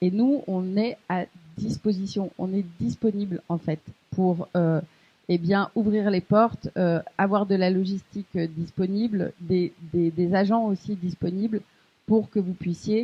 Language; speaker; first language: French; native; French